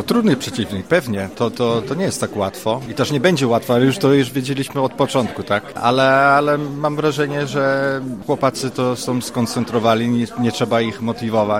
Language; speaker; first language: Polish; early bilingual, heritage; Polish